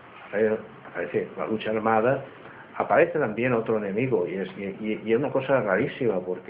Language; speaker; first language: Spanish; native; Spanish